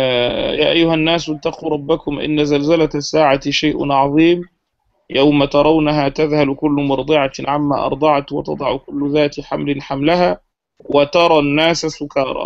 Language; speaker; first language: Arabic; non-native, fluent; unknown